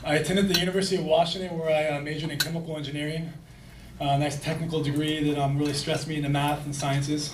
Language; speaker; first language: English; native; English